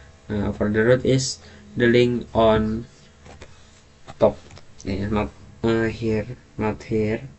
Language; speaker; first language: English; non-native, learner; Indonesian